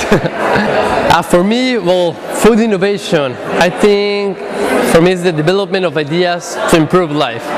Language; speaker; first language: English; non-native, fluent; Spanish